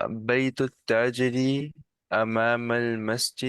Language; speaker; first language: Arabic; non-native, learner; English